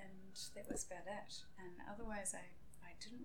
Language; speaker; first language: English; native; English